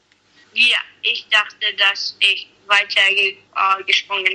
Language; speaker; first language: German; non-native, learner; English